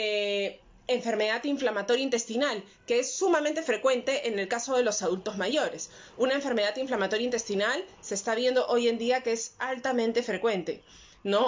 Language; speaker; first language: Spanish; native; Spanish